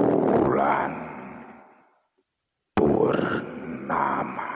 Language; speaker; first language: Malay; non-native, local second language; Achinese